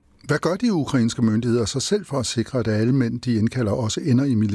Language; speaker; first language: Danish; native; Danish